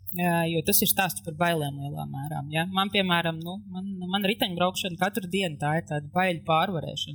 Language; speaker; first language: Latvian; native; Latvian